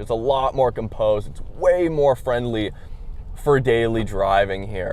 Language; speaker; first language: English; native; English